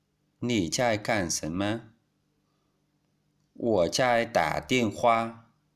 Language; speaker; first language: Chinese; non-native, learner; Vietnamese